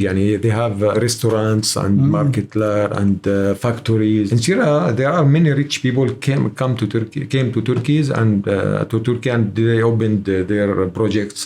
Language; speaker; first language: English; non-native, learner; Arabic